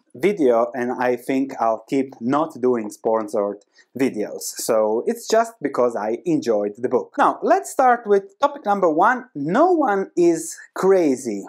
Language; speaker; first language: English; non-native, fluent; Croatian